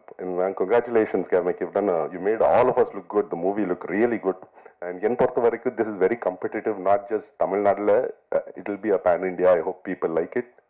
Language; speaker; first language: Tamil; non-native, local second language; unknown